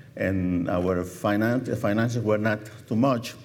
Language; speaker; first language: English; non-native, fluent; Spanish